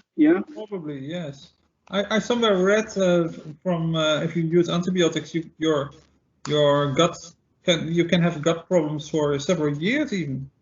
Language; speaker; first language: English; non-native, fluent; Dutch